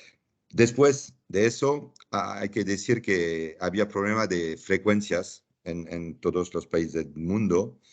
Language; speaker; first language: Spanish; non-native, fluent; French